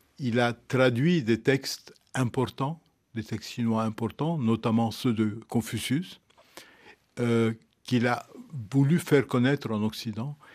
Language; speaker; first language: French; non-native, local second language; Arabic